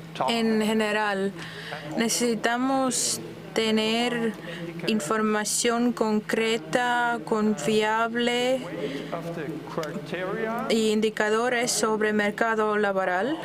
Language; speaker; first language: Spanish; non-native, fluent; Dutch